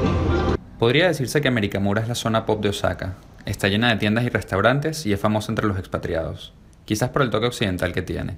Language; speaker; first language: Spanish; native; Spanish